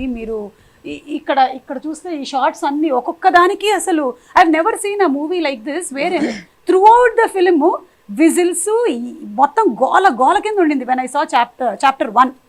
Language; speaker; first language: Telugu; native; Telugu